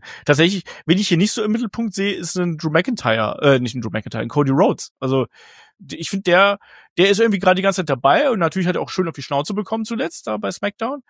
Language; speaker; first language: German; native; German